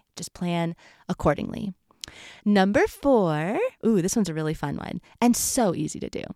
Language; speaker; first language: English; native; English